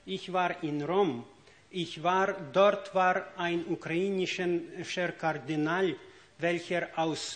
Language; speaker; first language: German; non-native, fluent; Ukrainian